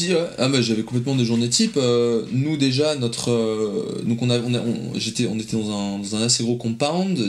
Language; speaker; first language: French; native; French